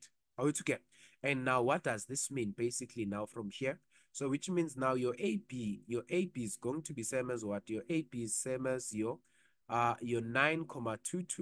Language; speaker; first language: English; non-native, local second language; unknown